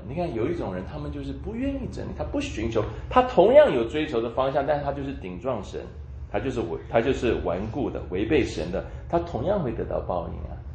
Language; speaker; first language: Chinese; native; Chinese